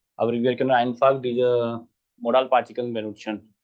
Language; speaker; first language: German; non-native, fluent; Hindi